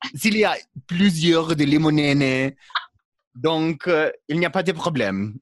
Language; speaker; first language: French; non-native, learner; English